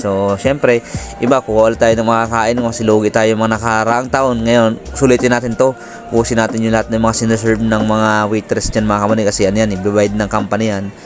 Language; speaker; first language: Filipino; non-native, local second language; Bikol